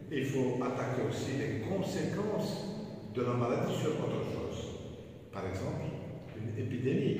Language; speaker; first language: French; non-native, local second language; Arabic